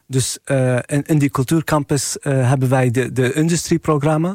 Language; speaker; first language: Dutch; non-native, fluent; Arabic